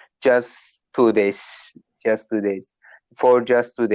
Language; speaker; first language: English; non-native, learner; Turkish